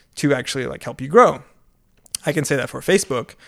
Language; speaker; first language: English; non-native, fluent; Dutch